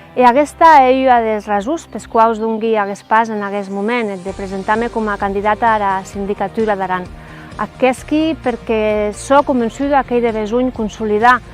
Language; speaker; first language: Catalan; non-native, local second language; Occitan